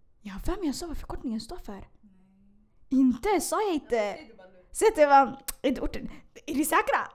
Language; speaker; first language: Swedish; early bilingual, other home language; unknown